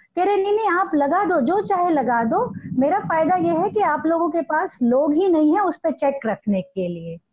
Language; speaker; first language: Hindi; non-native, local second language; Marathi